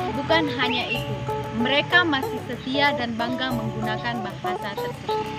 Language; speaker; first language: Indonesian; non-native, local second language; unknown